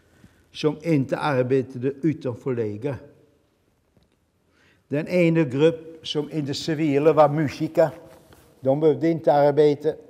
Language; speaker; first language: Swedish; non-native, fluent; Dutch